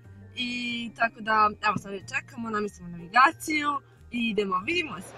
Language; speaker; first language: Bosnian; native; Bosnian